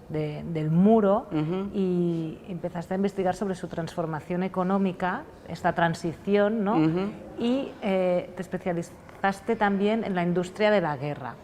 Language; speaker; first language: Spanish; non-native, local second language; Catalan